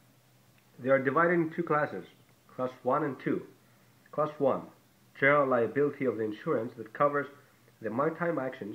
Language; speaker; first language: English; non-native, fluent; Greek